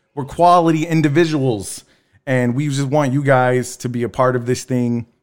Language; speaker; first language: English; native; English